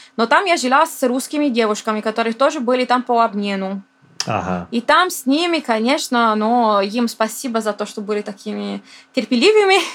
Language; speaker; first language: Russian; non-native, fluent; Italian